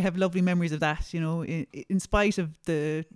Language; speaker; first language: English; native; English